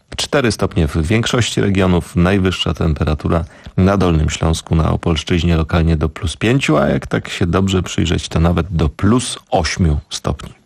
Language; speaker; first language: Polish; native; Polish